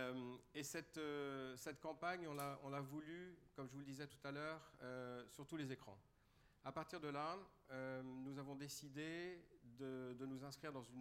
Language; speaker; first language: French; native; French